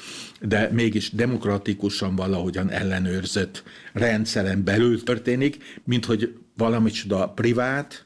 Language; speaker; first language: Hungarian; non-native, local second language; German